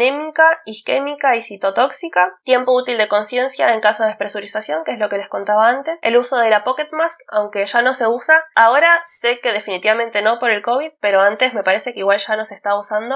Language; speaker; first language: Spanish; native; Spanish